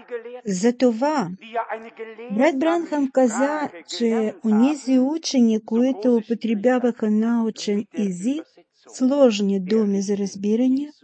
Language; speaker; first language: Bulgarian; non-native, fluent; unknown